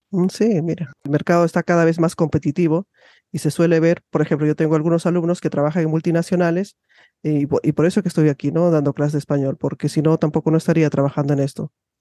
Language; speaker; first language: Spanish; native; Spanish